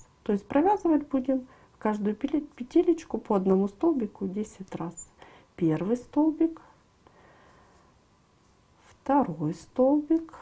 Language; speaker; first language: Russian; native; Russian